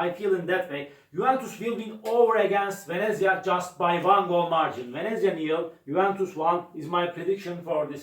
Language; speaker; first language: English; non-native, learner; Turkish